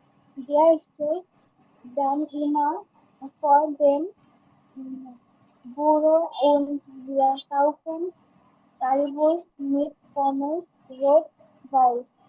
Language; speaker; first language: German; non-native, learner; Bangla